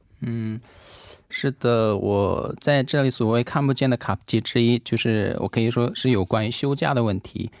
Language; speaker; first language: Chinese; native; Chinese